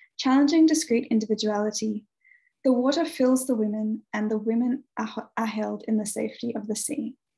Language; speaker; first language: English; native; English